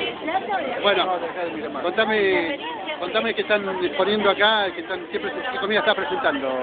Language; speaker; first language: Spanish; native; Spanish